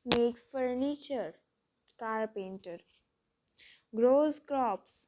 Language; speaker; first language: English; non-native, local second language; Punjabi